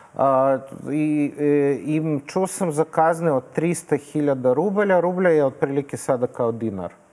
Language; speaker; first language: Serbian; non-native, fluent; Russian